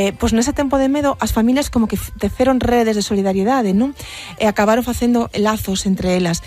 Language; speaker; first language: Galician; native; Galician